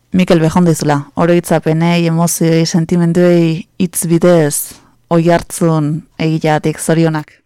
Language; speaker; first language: Basque; native; Basque